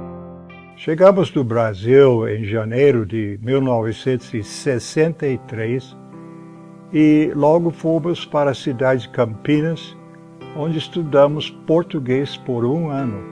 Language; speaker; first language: Portuguese; non-native, fluent; English